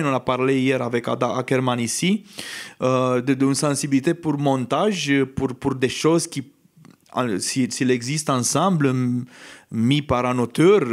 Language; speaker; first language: French; non-native, fluent; Romanian